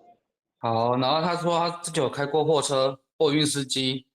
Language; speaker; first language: Chinese; native; Chinese